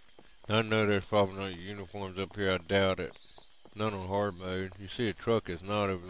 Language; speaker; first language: English; native; English